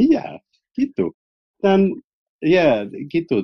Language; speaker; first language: Indonesian; non-native, fluent; English